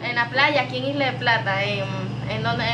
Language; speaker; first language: Spanish; native; Spanish